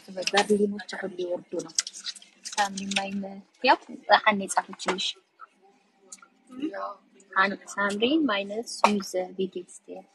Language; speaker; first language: German; non-native, learner; Amharic